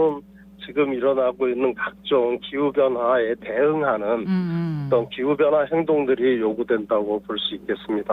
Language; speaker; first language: Korean; native; Korean